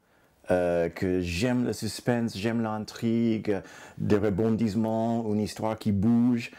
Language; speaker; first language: French; non-native, fluent; English